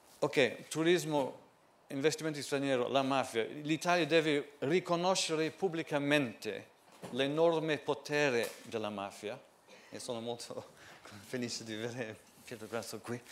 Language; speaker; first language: Italian; non-native, fluent; English